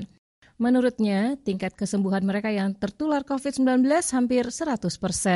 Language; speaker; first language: Indonesian; native; Indonesian